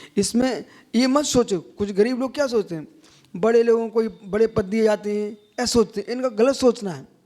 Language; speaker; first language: Hindi; native; Hindi